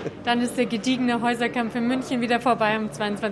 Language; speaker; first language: German; native; German